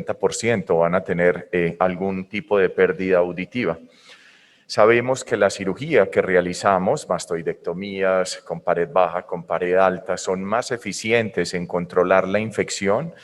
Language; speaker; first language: Spanish; native; Spanish